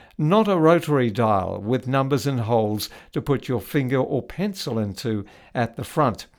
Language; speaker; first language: English; native; English